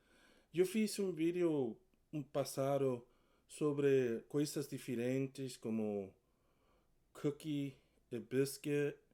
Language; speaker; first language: Portuguese; non-native, learner; English